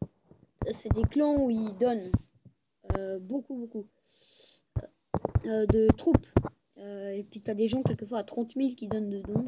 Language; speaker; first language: French; native; French